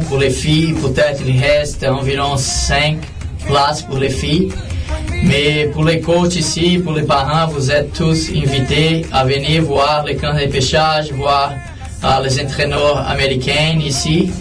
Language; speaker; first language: French; non-native, learner; Portuguese